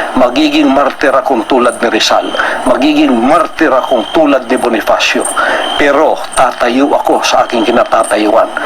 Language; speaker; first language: Filipino; non-native, local second language; Cebuano